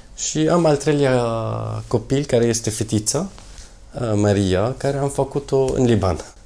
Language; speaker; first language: Romanian; non-native, fluent; Arabic